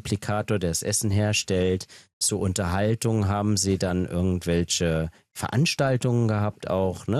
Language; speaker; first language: German; native; German